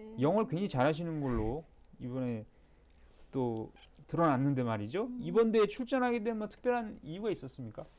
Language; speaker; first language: Korean; native; Korean